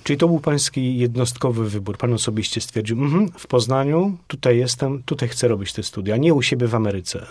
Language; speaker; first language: Polish; native; Polish